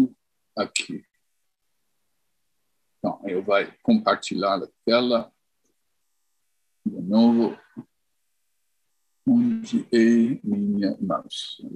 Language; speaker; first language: Portuguese; non-native, fluent; English